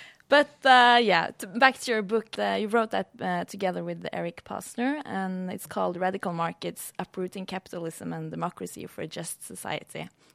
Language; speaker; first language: English; non-native, fluent; Norwegian